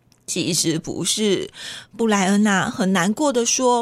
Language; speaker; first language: Chinese; native; Chinese